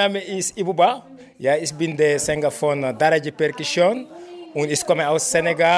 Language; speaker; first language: German; non-native, learner; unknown